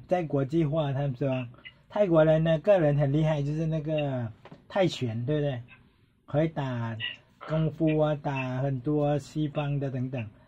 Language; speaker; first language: Chinese; non-native, fluent; Thai